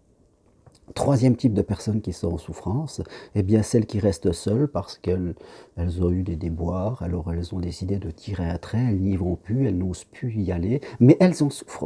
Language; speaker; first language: French; native; French